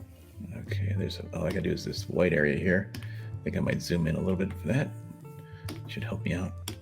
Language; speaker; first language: English; native; English